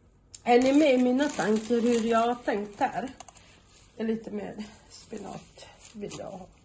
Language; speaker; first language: Swedish; non-native, fluent; Portuguese